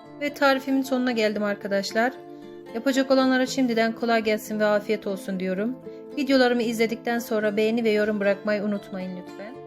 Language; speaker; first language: Turkish; native; Turkish